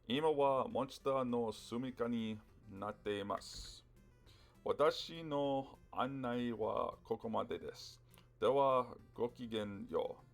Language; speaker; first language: Japanese; non-native, learner; English